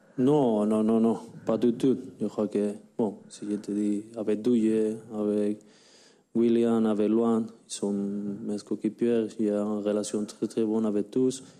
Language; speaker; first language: French; non-native, learner; Spanish